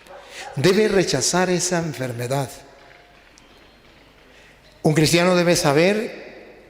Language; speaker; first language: Spanish; native; Spanish